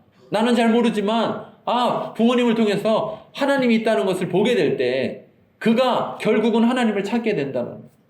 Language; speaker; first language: Korean; native; Korean